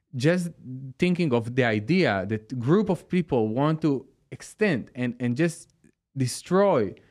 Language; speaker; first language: English; non-native, fluent; Hebrew